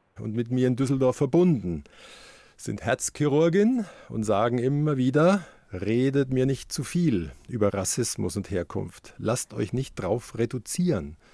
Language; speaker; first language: German; native; German